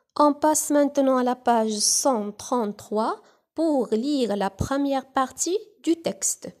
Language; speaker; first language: French; non-native, local second language; Arabic